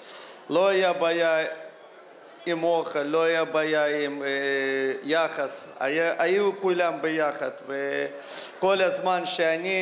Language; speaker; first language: Hebrew; non-native, fluent; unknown